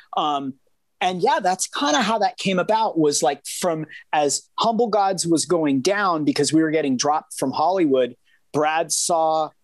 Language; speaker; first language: English; native; English